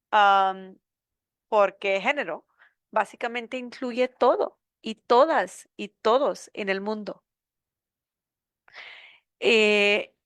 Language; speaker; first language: Spanish; non-native, learner; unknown